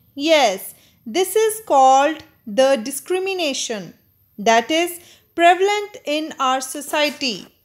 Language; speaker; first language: English; non-native, local second language; Punjabi